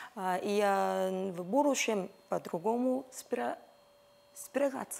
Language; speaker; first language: Russian; non-native, fluent; Vietnamese